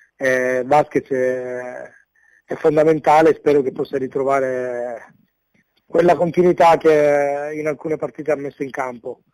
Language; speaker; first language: Italian; native; Italian